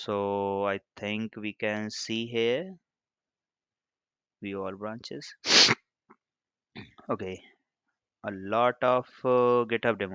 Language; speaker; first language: English; non-native, local second language; Hindi